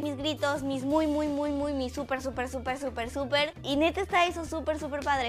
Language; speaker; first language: Spanish; native; Spanish